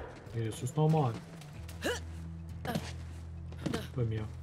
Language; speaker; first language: German; native; German